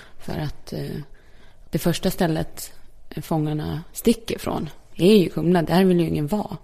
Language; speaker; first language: Swedish; early bilingual, other home language; Polish